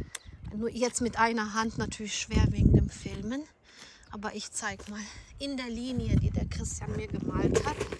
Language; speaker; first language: German; non-native, fluent; Ukrainian